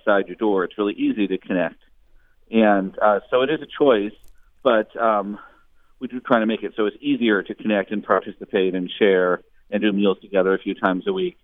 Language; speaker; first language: English; native; English